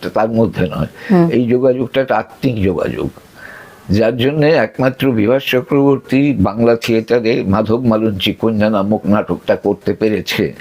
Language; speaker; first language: Bangla; early bilingual, other home language; Sylheti